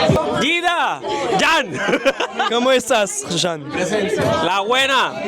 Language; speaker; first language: Spanish; non-native, learner; French